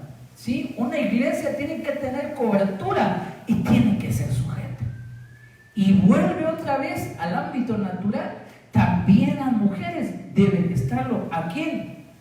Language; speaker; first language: Spanish; native; Spanish